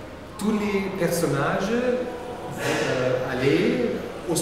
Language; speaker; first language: French; non-native, learner; German